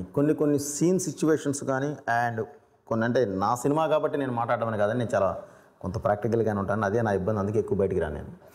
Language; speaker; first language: Telugu; native; Telugu